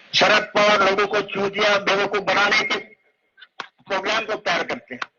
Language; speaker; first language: Hindi; non-native, local second language; Marathi